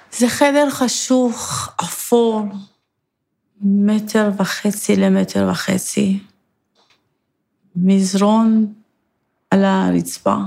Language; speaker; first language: Hebrew; non-native, fluent; Persian